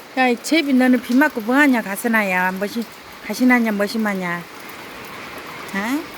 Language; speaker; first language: Korean; native; Korean